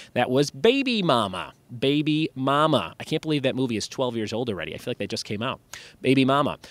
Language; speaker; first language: English; native; English